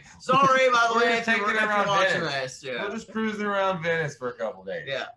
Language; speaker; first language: English; native; English